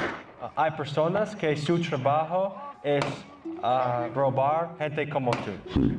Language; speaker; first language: Spanish; non-native, learner; English